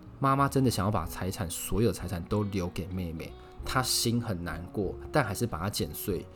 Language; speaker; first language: Chinese; native; Chinese